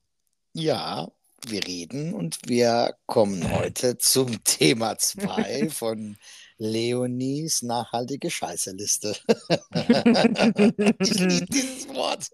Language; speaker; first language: German; native; German